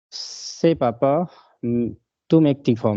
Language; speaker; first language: English; non-native, local second language; Hindi